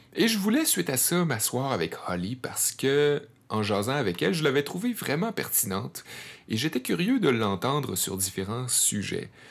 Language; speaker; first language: French; native; French